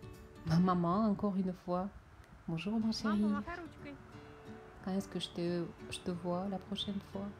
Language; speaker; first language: French; non-native, fluent; Russian